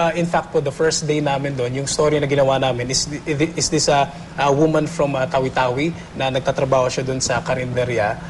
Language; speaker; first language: Filipino; native; Filipino